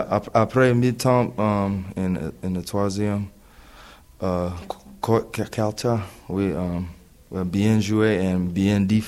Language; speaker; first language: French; non-native, learner; English